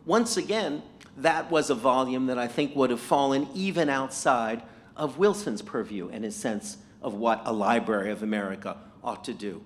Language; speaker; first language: English; native; English